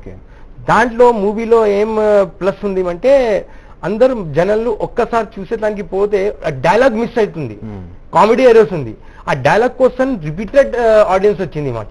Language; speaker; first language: Telugu; non-native, local second language; Urdu